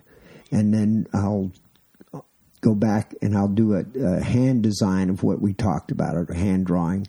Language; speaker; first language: English; native; English